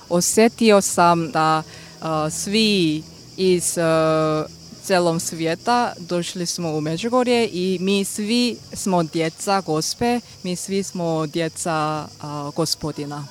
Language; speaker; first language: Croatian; non-native, learner; Korean